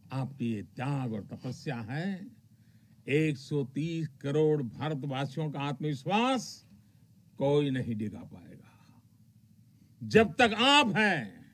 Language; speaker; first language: Hindi; non-native, local second language; Gujarati